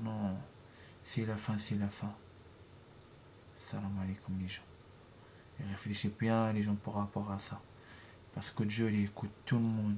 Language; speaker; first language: French; non-native, learner; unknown